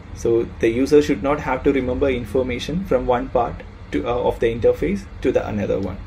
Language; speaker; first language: English; non-native, local second language; Malayalam